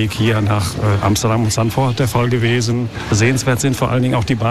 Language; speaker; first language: German; native; German